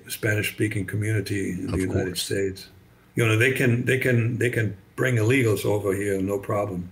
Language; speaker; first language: English; non-native, fluent; German